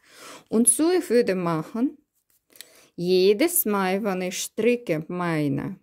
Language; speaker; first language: German; non-native, learner; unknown